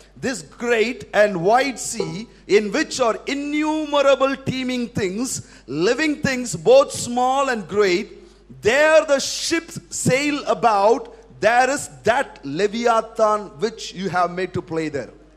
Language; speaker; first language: English; non-native, local second language; Tamil